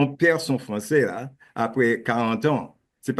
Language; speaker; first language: French; non-native, local second language; Haitian Creole